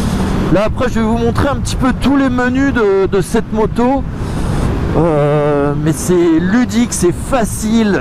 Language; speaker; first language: French; native; French